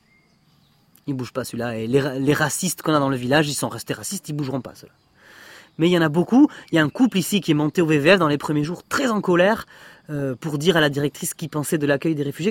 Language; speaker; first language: French; native; French